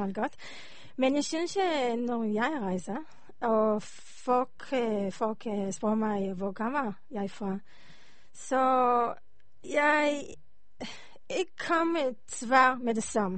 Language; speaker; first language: Danish; non-native, learner; Hebrew